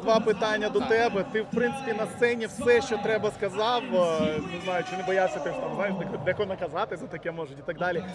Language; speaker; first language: Ukrainian; native; Ukrainian